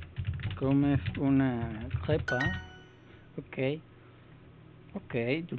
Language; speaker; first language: French; non-native, learner; Spanish